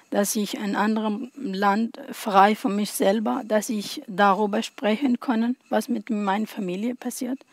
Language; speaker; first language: German; non-native, learner; Arabic